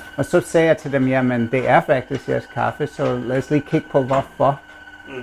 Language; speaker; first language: Danish; non-native, fluent; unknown